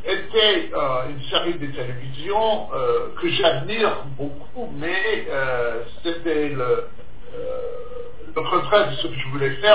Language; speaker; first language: French; non-native, fluent; English